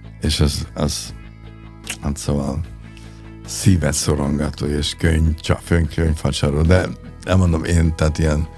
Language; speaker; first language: Hungarian; native; Hungarian